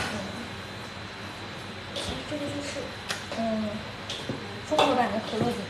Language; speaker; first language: Chinese; native; Chinese